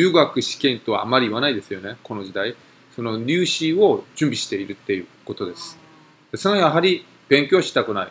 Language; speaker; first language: Japanese; non-native, fluent; Korean